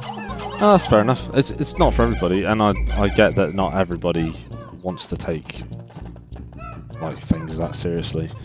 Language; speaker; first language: English; native; English